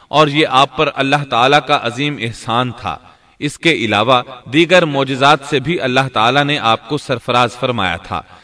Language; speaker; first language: Urdu; native; Urdu